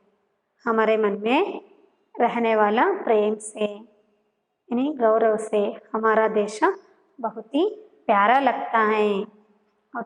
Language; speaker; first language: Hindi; non-native, local second language; Kannada